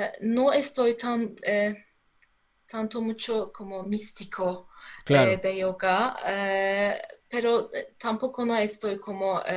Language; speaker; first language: Spanish; non-native, learner; Turkish